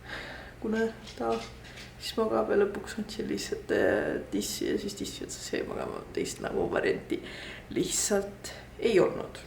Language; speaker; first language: Estonian; native; Estonian